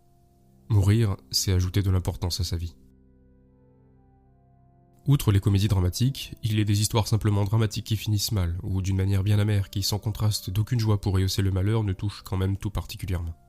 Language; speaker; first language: French; native; French